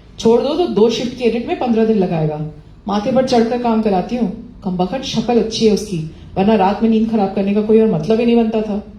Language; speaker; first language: Hindi; native; Hindi